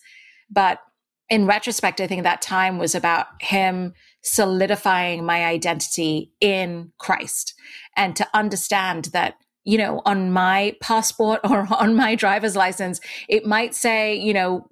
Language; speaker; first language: English; native; English